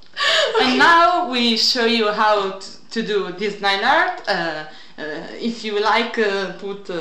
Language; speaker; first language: English; non-native, learner; Italian